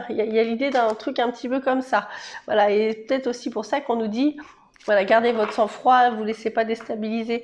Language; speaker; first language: French; native; French